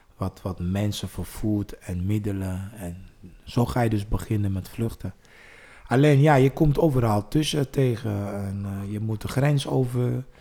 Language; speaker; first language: Dutch; non-native, fluent; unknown